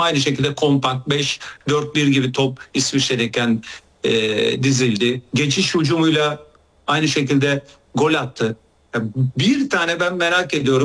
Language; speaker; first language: Turkish; native; Turkish